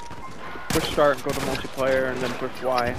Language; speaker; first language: English; native; English